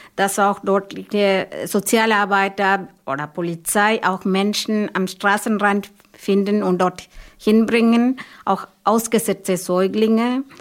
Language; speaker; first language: German; non-native, fluent; Malayalam